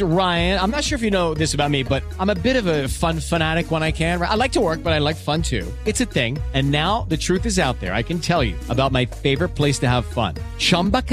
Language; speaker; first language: English; native; English